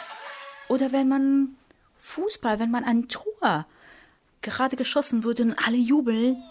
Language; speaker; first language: German; non-native, fluent; Portuguese